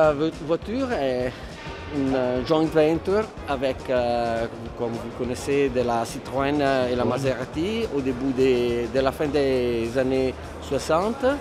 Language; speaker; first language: French; non-native, fluent; Italian